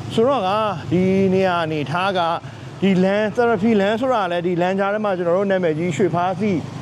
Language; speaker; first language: Burmese; native; Burmese